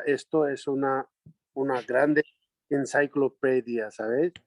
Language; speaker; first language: Spanish; non-native, learner; Nepali